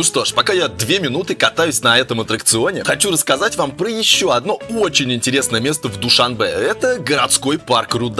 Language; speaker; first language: Russian; native; Russian